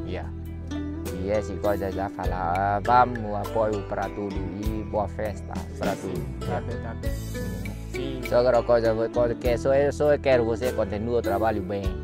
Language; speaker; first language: Portuguese; non-native, learner; Vietnamese